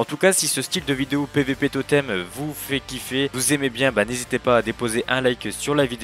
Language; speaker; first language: French; native; French